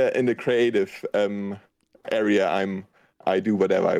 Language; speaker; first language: English; non-native, fluent; German